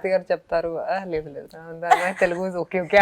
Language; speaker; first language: Telugu; non-native, local second language; Hindi